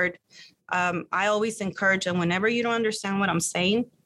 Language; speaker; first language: English; early bilingual, other home language; Spanish